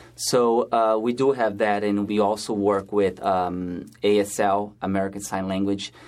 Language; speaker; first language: English; non-native, fluent; Portuguese